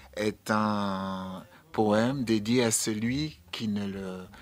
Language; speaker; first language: French; non-native, fluent; English